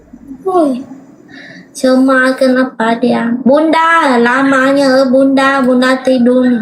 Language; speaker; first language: Indonesian; non-native, learner; Vietnamese